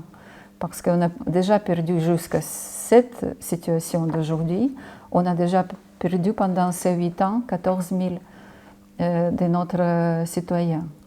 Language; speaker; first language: French; non-native, fluent; Ukrainian